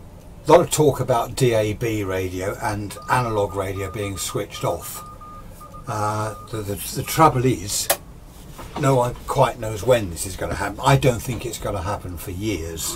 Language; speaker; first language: English; native; English